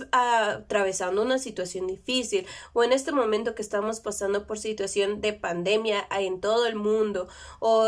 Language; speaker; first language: Spanish; native; Spanish